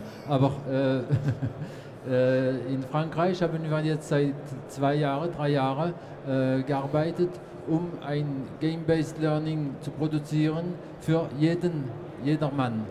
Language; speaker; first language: German; non-native, fluent; French